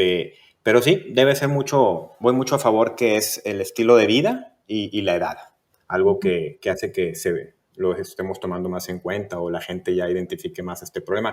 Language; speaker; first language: Spanish; native; Spanish